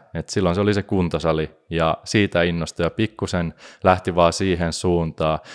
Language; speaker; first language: Finnish; native; Finnish